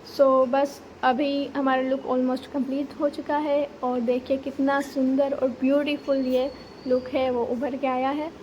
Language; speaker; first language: Hindi; non-native, local second language; Gujarati